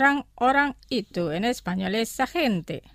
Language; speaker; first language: Spanish; non-native, fluent; Indonesian